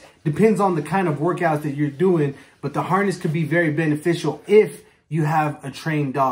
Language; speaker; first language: English; native; English